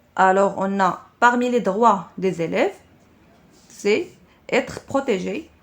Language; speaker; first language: French; non-native, local second language; Arabic